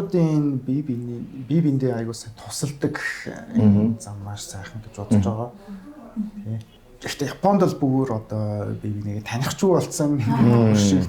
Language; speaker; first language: Mongolian; non-native, fluent; Japanese